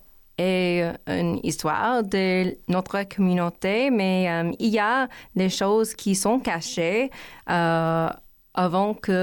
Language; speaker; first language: French; non-native, learner; English